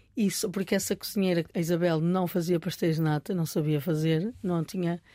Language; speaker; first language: Portuguese; native; Portuguese